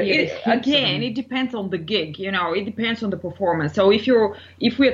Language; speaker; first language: English; non-native, fluent; Bulgarian